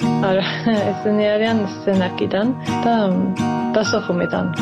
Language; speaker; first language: Georgian; early bilingual, heritage; Georgian